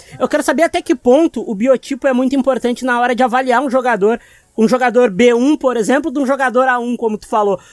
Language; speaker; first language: Portuguese; native; Portuguese